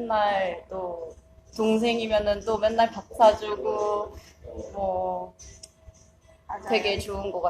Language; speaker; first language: Korean; non-native, fluent; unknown